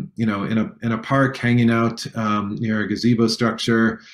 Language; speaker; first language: English; native; English